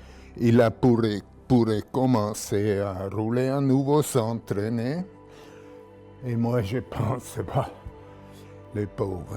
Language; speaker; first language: French; non-native, local second language; German